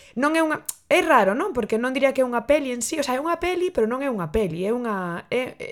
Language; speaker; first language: Galician; native; Galician